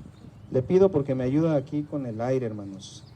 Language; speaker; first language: Spanish; native; Spanish